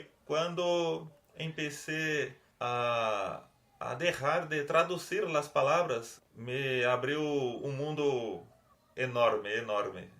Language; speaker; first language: Spanish; non-native, learner; Portuguese